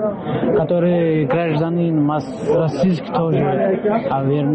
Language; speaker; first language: Russian; non-native, learner; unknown